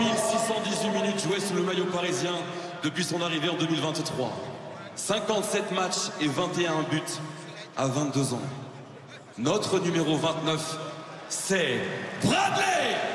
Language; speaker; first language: French; native; French